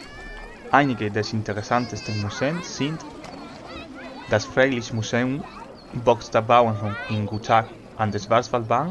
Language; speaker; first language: German; non-native, learner; Spanish